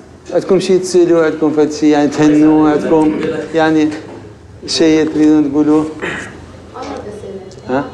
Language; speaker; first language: Arabic; native; Arabic